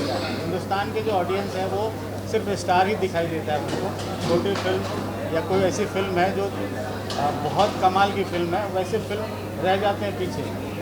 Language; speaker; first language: Hindi; native; Hindi